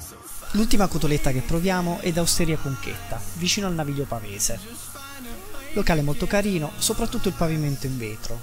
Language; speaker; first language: Italian; native; Italian